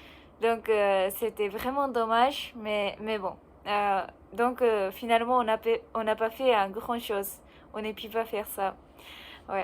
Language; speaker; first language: French; non-native, learner; Japanese